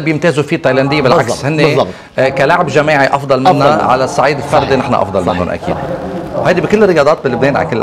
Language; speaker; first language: Arabic; native; Arabic